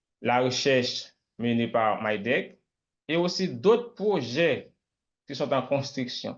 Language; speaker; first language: French; non-native, local second language; Haitian Creole